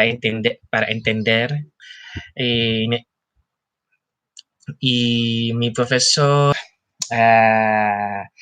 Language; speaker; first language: Spanish; non-native, learner; Filipino